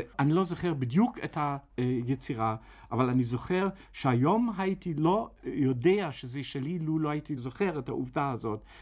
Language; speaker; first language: Hebrew; non-native, fluent; German